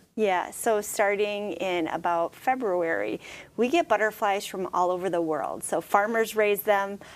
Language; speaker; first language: English; native; English